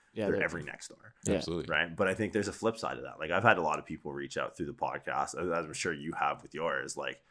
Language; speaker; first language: English; native; English